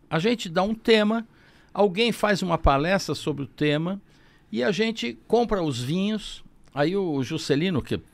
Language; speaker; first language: Portuguese; native; Portuguese